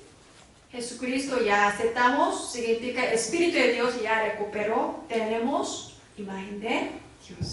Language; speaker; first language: Spanish; non-native, learner; Korean